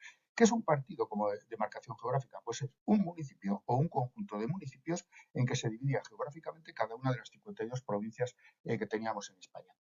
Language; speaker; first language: Spanish; native; Spanish